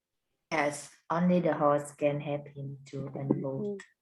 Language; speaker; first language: English; non-native, learner; Vietnamese